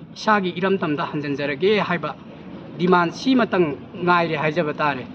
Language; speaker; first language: Manipuri; native; Manipuri